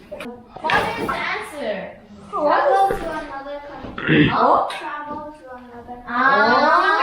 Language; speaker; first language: English; non-native, learner; Korean